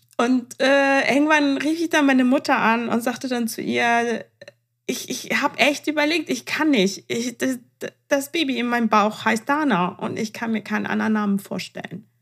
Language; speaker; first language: German; non-native, fluent; Persian